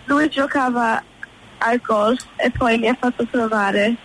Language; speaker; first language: Italian; early bilingual, heritage; Italian